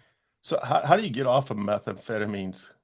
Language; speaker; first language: English; native; English